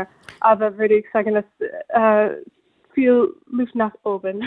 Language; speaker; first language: German; non-native, fluent; English